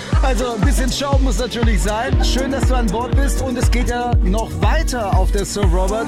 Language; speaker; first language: German; native; German